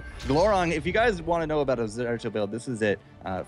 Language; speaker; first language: English; native; English